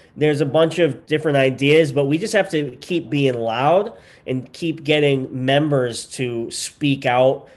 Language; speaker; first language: English; native; English